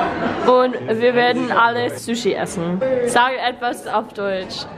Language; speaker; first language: German; non-native, learner; English